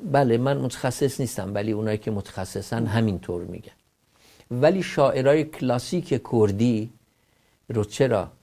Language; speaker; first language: Persian; non-native, local second language; Central Kurdish